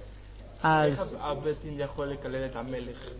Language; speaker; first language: Hebrew; non-native, learner; Spanish